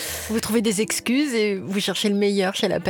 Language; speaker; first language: French; native; French